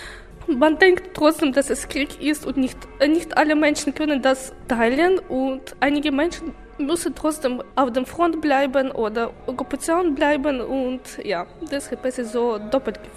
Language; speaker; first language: German; non-native, learner; Ukrainian